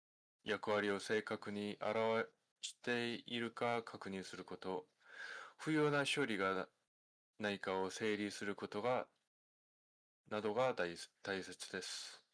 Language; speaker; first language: Japanese; non-native, fluent; Korean